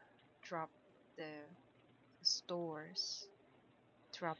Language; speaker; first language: English; non-native, learner; Korean